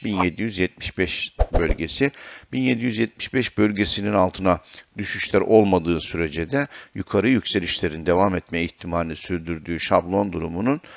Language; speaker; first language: Turkish; native; Turkish